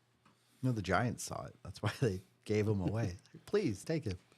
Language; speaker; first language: English; native; English